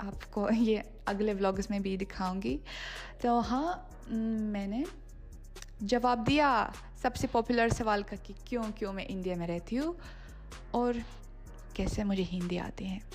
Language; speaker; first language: Hindi; non-native, fluent; Russian